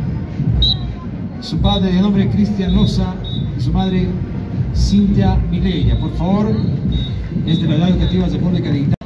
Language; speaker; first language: Spanish; native; Spanish